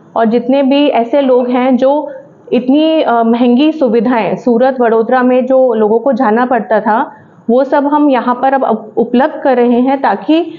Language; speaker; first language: Hindi; native; Hindi